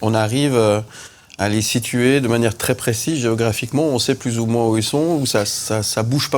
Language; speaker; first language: French; native; French